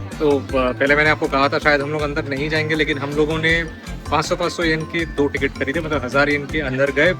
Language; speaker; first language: Hindi; non-native, local second language; Bangla